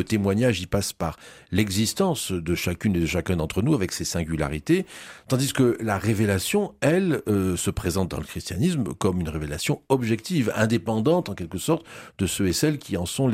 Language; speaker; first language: French; native; French